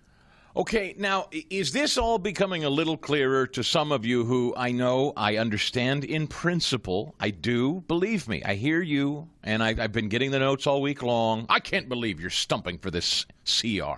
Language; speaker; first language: English; native; English